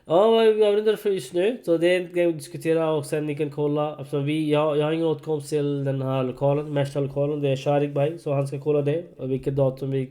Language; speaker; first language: Swedish; non-native, learner; Urdu